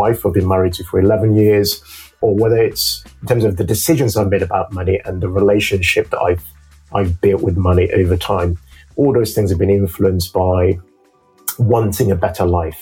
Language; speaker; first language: English; non-native, local second language; Yoruba